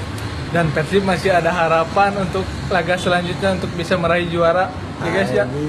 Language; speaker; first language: Indonesian; native; Indonesian